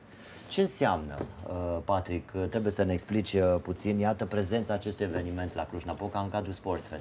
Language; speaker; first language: Romanian; native; Romanian